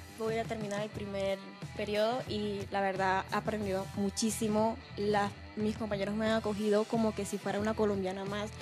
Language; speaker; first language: Spanish; native; Spanish